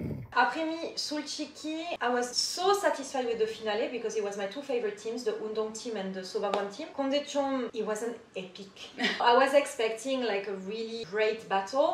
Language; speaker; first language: English; non-native, fluent; French